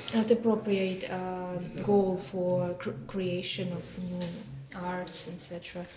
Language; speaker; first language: English; non-native, learner; Russian